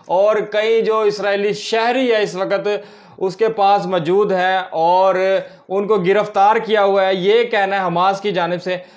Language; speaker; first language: Urdu; native; Urdu